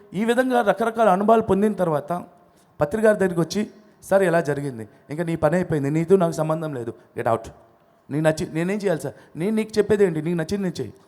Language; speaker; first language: Telugu; non-native, local second language; Odia